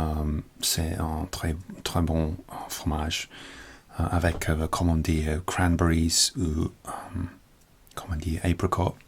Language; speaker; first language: French; non-native, learner; English